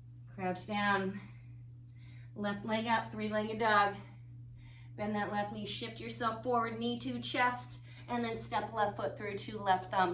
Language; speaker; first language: English; native; English